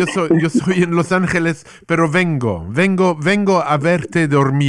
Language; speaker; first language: Spanish; non-native, learner; English